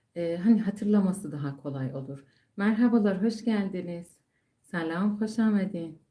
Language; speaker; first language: Turkish; non-native, fluent; Persian